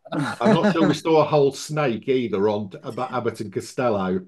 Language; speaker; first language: English; native; English